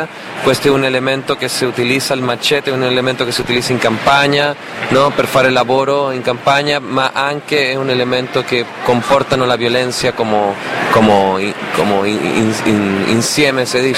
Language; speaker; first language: Italian; non-native, learner; Spanish